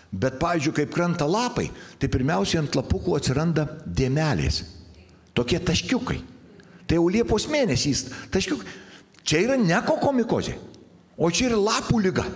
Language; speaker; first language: Lithuanian; native; Lithuanian